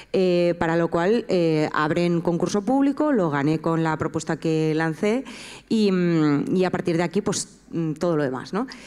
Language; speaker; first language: Spanish; native; Spanish